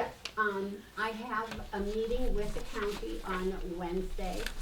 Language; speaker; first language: English; native; English